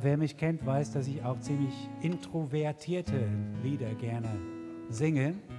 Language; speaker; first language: German; non-native, fluent; English